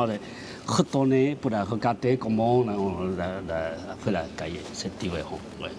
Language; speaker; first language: French; non-native, learner; Chinese